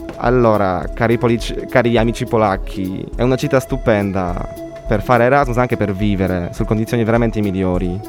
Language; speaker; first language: Italian; non-native, fluent; Polish